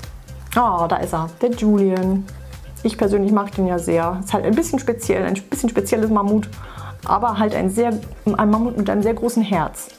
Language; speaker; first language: German; native; German